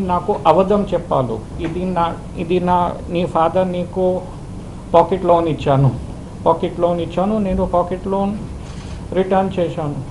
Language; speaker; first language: Telugu; early bilingual, heritage; Telugu